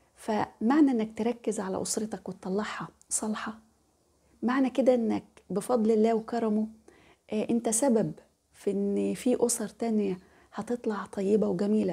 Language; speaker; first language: Arabic; native; Arabic